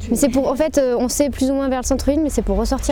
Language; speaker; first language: French; native; French